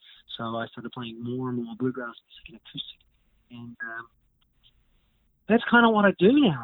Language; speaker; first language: English; native; English